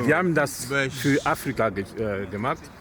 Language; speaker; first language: German; non-native, fluent; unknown